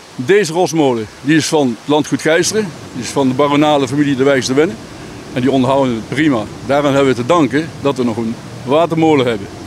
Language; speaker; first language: Dutch; native; Dutch